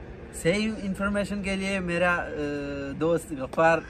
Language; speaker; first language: Hindi; non-native, local second language; Malayalam